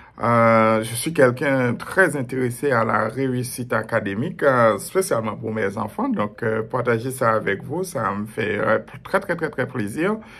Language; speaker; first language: French; non-native, local second language; Haitian Creole